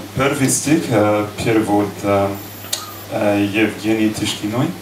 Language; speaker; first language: Russian; non-native, learner; English